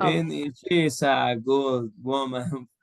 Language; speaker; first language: English; non-native, learner; Spanish